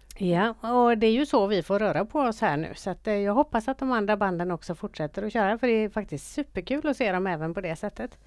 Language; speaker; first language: Swedish; native; Swedish